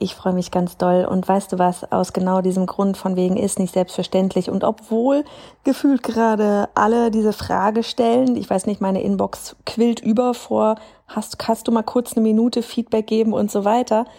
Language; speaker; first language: German; native; German